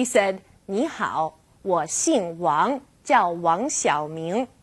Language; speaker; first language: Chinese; non-native, fluent; English